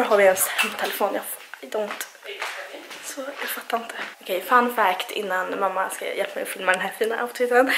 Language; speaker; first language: Swedish; native; Swedish